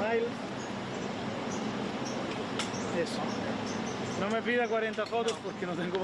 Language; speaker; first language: Spanish; non-native, fluent; Italian